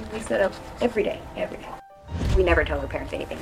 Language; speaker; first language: English; non-native, fluent; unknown